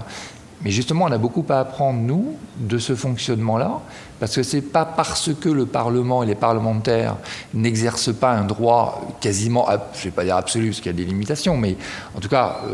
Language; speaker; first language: French; native; French